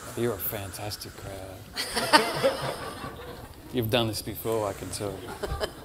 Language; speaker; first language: English; native; English